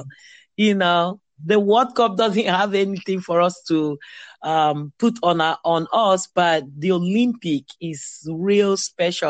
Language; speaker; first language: English; non-native, local second language; Igbo